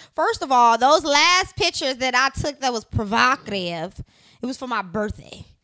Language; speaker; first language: English; native; English